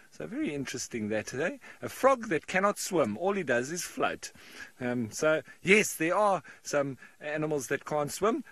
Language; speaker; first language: English; native; English